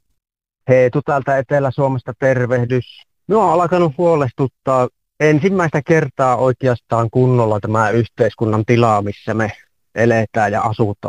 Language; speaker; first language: Finnish; native; Finnish